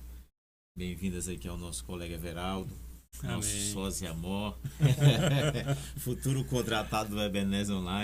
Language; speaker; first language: Portuguese; native; Portuguese